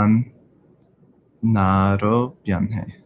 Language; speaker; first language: Korean; non-native, learner; English